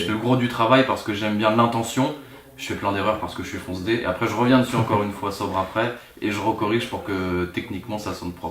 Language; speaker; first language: French; native; French